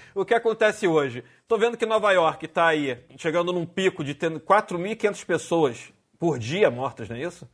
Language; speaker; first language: Portuguese; native; Portuguese